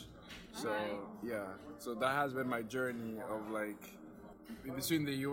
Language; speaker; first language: English; non-native, fluent; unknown